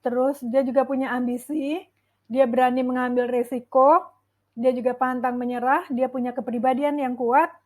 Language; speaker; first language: Indonesian; native; Indonesian